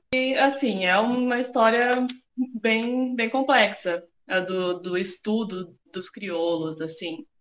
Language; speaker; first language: Portuguese; native; Portuguese